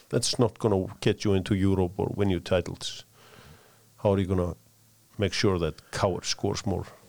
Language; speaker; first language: English; non-native, fluent; Icelandic